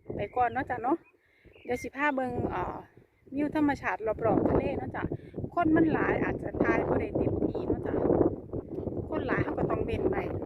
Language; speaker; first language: Thai; native; Thai